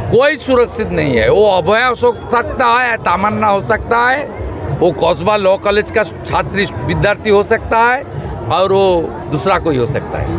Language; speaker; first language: Hindi; non-native, local second language; Bangla